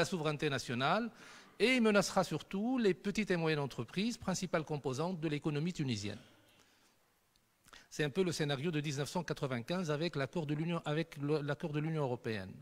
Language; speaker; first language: French; non-native, local second language; Arabic